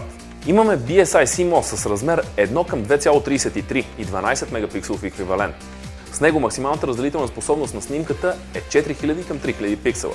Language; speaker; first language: Bulgarian; native; Bulgarian